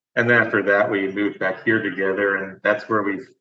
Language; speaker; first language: English; native; English